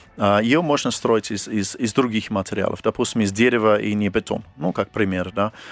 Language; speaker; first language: Russian; non-native, fluent; English